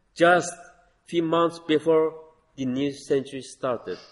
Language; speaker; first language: English; non-native, learner; Uyghur